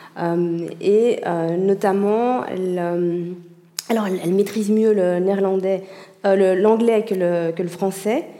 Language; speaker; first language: French; native; French